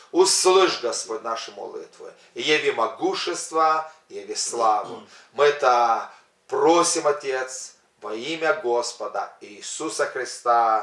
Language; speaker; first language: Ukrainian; non-native, local second language; Russian